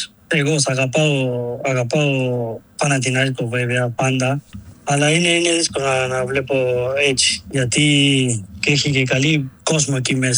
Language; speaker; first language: Greek; non-native, learner; Spanish